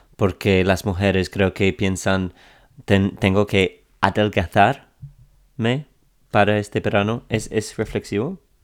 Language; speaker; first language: Spanish; non-native, fluent; English